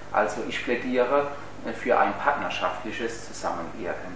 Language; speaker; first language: German; native; German